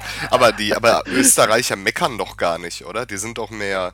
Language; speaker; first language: German; native; German